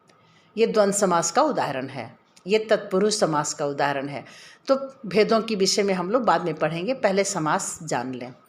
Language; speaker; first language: Hindi; native; Hindi